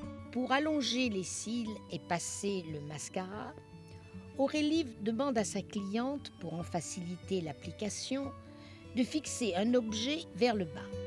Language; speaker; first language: French; native; French